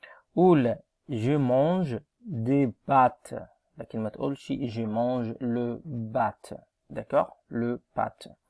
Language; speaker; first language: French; non-native, fluent; Arabic